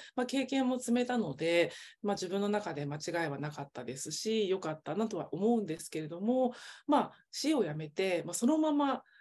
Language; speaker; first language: Japanese; native; Japanese